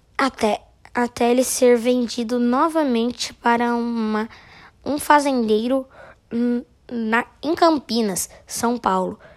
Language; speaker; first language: Portuguese; native; Portuguese